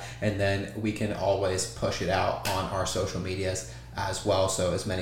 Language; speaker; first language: English; native; English